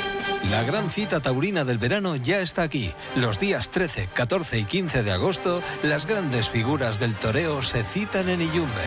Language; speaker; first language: Spanish; native; Spanish